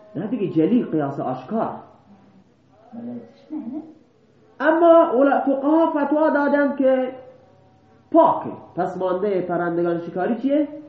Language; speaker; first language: Persian; non-native, local second language; Baluchi